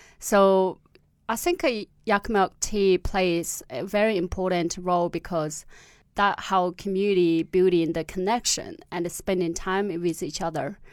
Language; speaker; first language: English; non-native, fluent; Tibetan